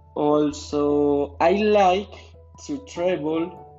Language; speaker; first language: English; non-native, learner; Spanish